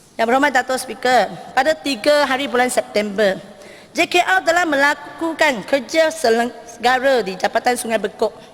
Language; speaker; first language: Malay; non-native, local second language; Chinese